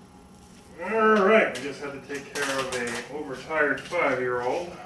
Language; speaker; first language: English; native; English